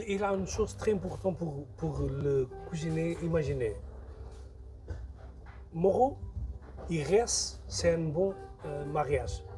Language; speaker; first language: French; non-native, learner; Portuguese